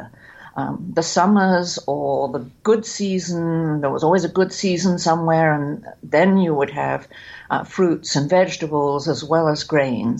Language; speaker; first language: English; native; English